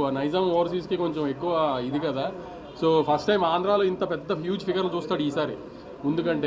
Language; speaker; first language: Telugu; native; Telugu